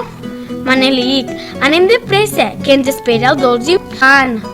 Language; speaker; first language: Catalan; native; Catalan